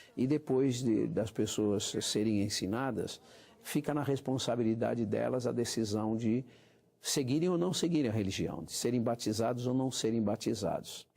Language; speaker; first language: Portuguese; native; Portuguese